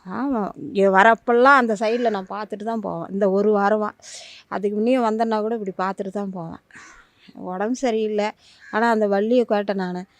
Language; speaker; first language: Tamil; native; Tamil